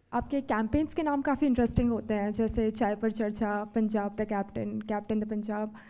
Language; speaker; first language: Hindi; native; Hindi